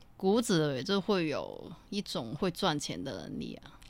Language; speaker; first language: Chinese; non-native, fluent; Cantonese